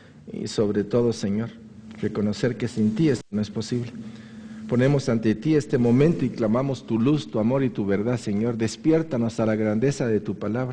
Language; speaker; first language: Spanish; native; Spanish